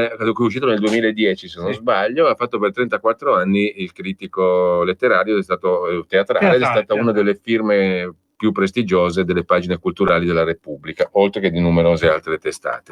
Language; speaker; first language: Italian; native; Italian